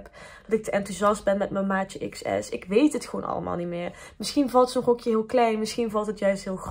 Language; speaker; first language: Dutch; native; Dutch